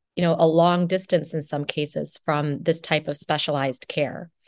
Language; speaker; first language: English; native; English